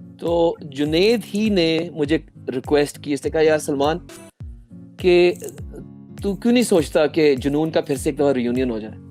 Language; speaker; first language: Urdu; native; Urdu